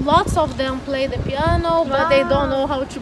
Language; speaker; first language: English; non-native, learner; Portuguese